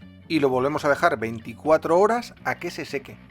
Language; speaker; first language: Spanish; native; Spanish